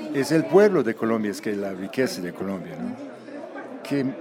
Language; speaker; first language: Spanish; non-native, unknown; English